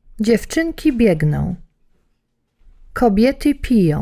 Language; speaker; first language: Polish; non-native, learner; English